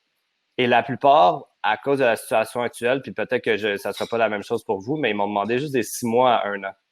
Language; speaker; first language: French; native; French